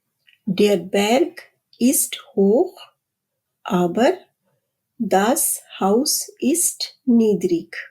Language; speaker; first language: German; non-native, fluent; Urdu